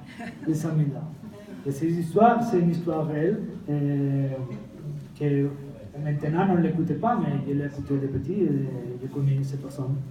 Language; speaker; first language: French; non-native, fluent; Spanish